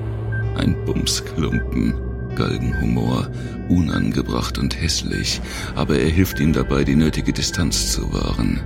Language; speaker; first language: German; native; German